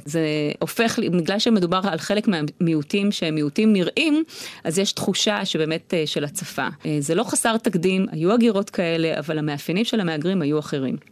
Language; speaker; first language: Hebrew; native; Hebrew